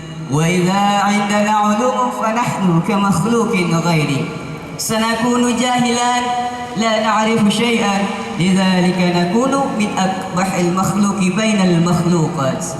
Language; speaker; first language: Arabic; non-native, learner; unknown